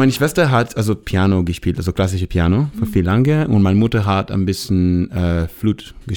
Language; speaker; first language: German; non-native, learner; Hebrew